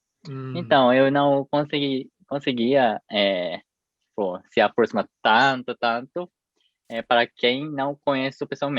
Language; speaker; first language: Portuguese; non-native, fluent; Japanese